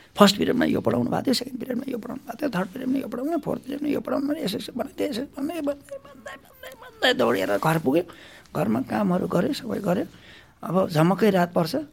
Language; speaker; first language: Nepali; non-native, local second language; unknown